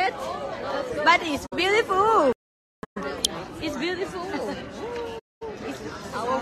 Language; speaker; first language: English; non-native, learner; Thai